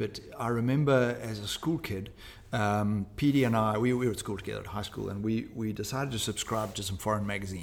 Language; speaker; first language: English; native; English